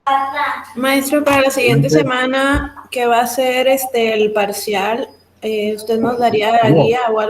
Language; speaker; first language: Spanish; native; Spanish